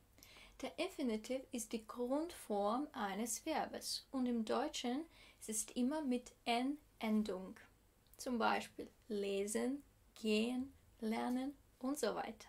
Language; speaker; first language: German; non-native, fluent; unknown